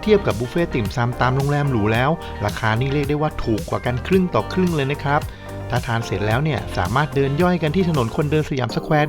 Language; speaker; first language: Thai; native; Thai